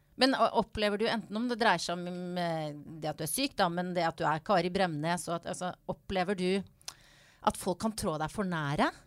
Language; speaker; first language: Norwegian; native; Norwegian